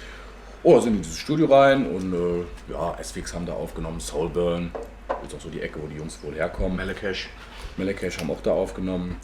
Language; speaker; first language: German; native; German